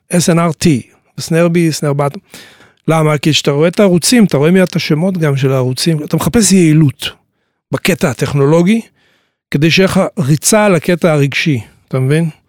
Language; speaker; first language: Hebrew; native; Hebrew